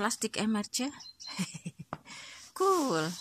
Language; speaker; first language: Dutch; non-native, learner; Indonesian